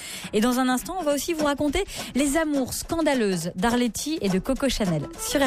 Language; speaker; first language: French; native; French